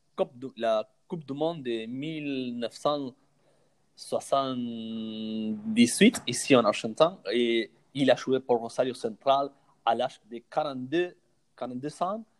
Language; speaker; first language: French; non-native, learner; Spanish